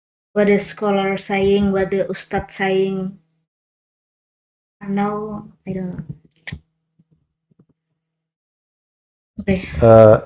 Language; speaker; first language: English; non-native, learner; Indonesian